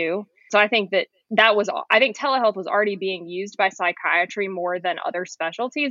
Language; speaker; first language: English; native; English